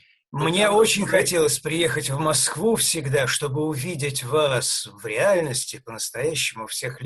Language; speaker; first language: Russian; native; Russian